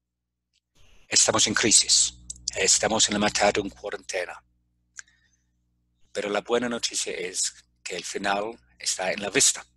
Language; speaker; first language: Spanish; non-native, fluent; English